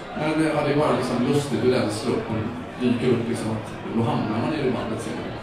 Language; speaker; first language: Swedish; native; Swedish